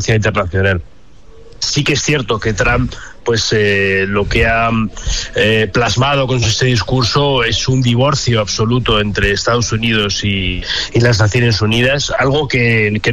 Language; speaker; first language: Spanish; native; Spanish